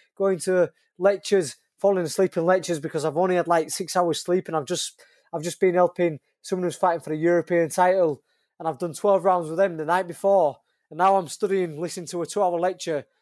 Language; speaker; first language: English; native; English